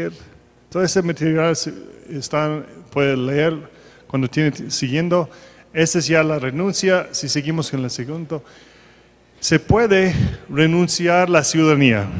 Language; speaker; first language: Spanish; non-native, fluent; English